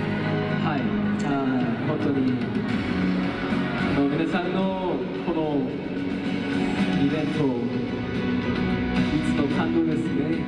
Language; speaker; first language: Japanese; non-native, fluent; Korean